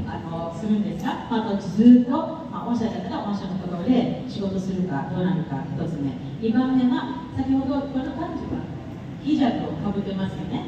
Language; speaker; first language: Japanese; non-native, fluent; Indonesian